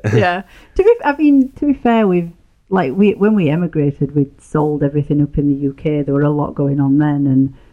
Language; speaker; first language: English; native; English